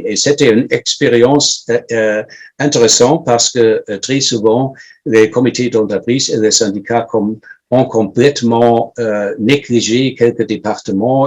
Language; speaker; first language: French; non-native, fluent; German